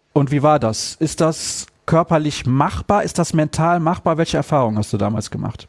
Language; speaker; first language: German; native; German